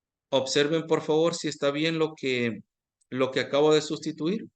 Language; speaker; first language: Spanish; native; Spanish